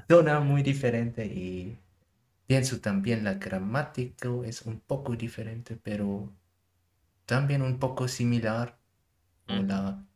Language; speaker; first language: Spanish; non-native, learner; German